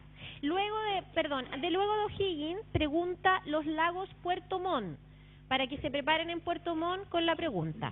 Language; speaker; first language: Spanish; native; Spanish